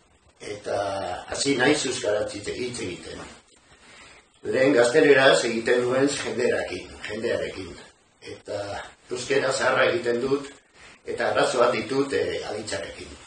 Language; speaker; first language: Basque; non-native, learner; Spanish